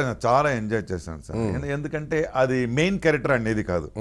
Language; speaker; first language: Telugu; non-native, learner; Tamil